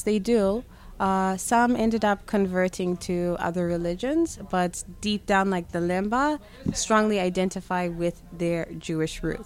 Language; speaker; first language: English; non-native, local second language; Shona